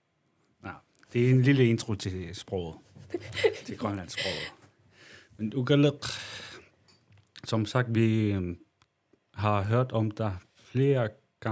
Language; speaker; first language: Danish; non-native, local second language; Kalaallisut